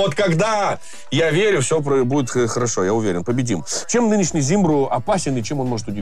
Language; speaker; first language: Russian; native; Russian